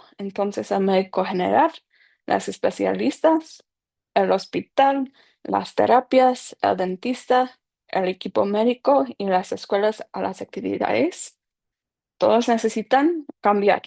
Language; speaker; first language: Spanish; non-native, fluent; English